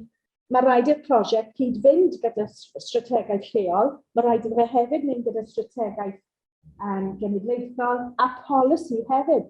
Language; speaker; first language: Welsh; non-native, local second language; English